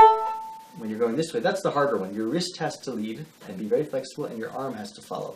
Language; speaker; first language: English; native; English